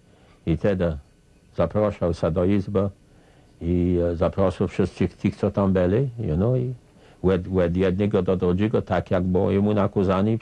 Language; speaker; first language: Polish; early bilingual, heritage; Kashubian